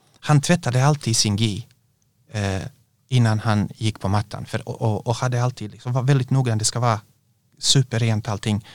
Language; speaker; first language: Swedish; non-native, fluent; Bosnian